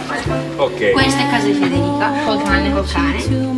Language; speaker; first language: Italian; native; Italian